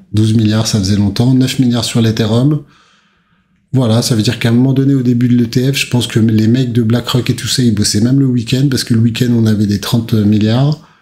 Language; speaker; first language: French; native; French